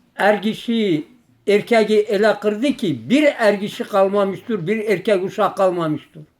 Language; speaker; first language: Turkish; native; Turkish